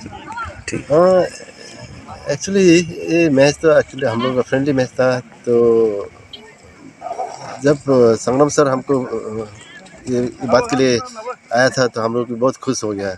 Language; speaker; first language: Hindi; non-native, local second language; Bodo